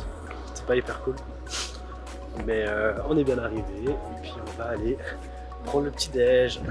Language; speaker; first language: French; native; French